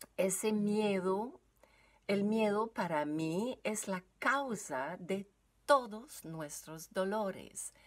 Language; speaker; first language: Spanish; non-native, fluent; French